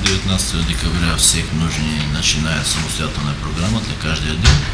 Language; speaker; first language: Russian; non-native, learner; Romanian